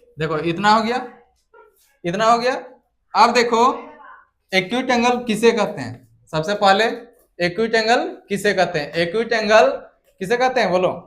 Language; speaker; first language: Hindi; native; Hindi